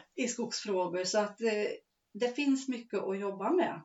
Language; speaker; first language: Swedish; native; Swedish